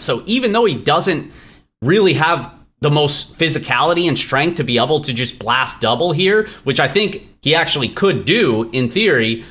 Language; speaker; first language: English; native; English